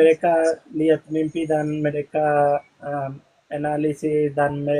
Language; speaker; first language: Indonesian; non-native, learner; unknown